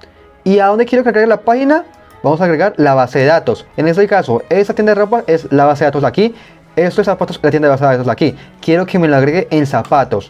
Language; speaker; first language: Spanish; native; Spanish